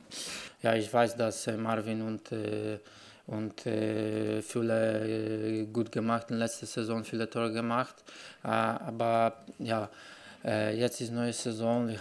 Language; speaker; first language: German; non-native, learner; Polish